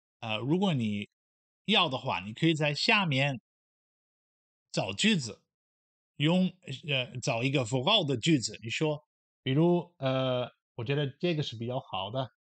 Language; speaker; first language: Chinese; non-native, fluent; Dutch